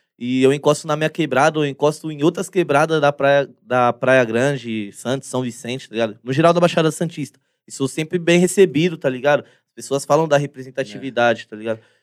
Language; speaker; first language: Portuguese; native; Portuguese